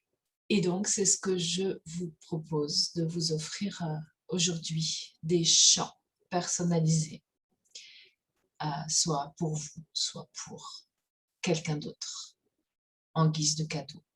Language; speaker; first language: French; native; French